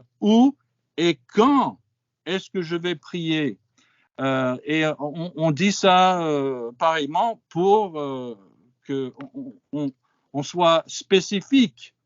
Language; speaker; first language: French; non-native, fluent; English